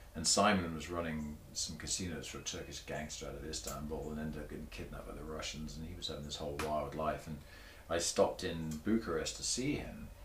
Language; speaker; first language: English; native; English